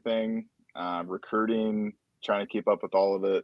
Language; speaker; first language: English; native; English